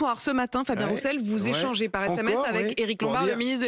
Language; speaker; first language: French; native; French